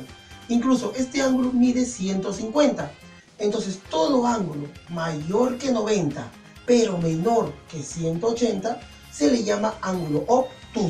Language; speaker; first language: Spanish; native; Spanish